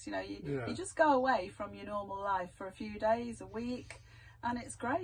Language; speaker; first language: English; native; English